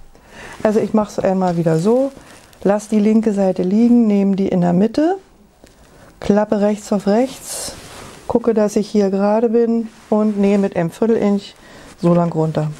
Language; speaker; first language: German; native; German